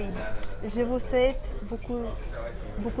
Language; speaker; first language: French; non-native, fluent; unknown